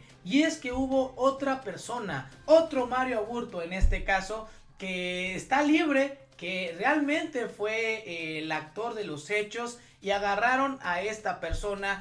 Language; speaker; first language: Spanish; native; Spanish